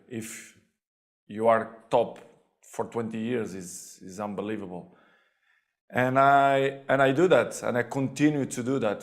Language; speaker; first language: English; non-native, fluent; Portuguese